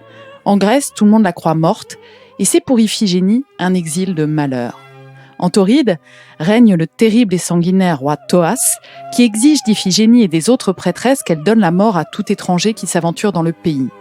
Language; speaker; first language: French; native; French